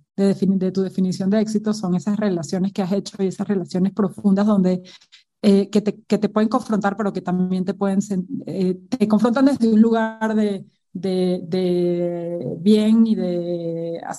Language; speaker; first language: Spanish; native; Spanish